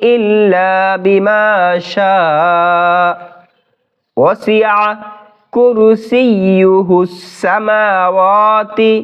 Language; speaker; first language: Arabic; non-native, learner; Bangla